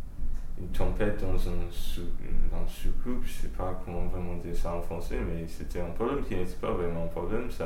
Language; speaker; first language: French; early bilingual, heritage; French